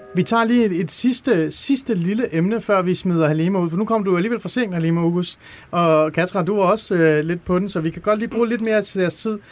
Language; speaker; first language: Danish; early bilingual, other home language; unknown